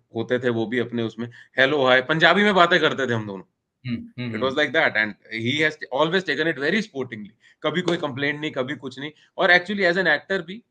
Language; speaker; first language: Hindi; native; Hindi